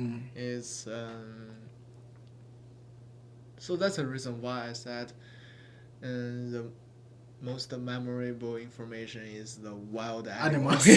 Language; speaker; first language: English; non-native, learner; Chinese